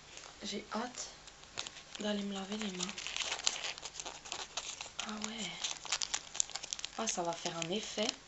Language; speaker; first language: French; native; French